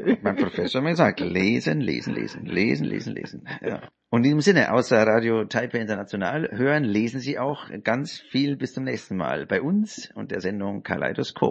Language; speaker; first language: German; native; German